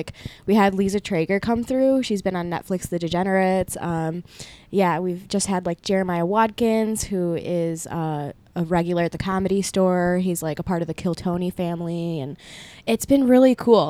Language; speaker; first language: English; early bilingual, other home language; Spanish